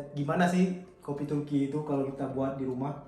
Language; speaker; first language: Indonesian; native; Indonesian